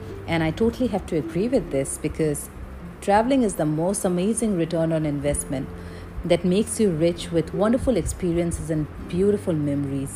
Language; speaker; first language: English; non-native, local second language; Assamese